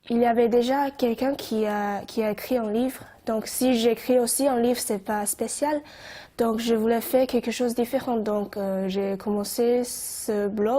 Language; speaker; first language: French; non-native, learner; Chinese